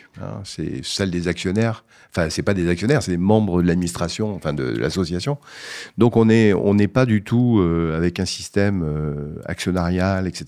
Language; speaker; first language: French; native; French